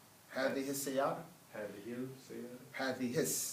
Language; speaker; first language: Arabic; non-native, fluent; English